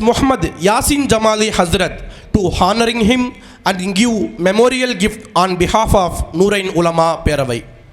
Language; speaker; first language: English; non-native, local second language; Tamil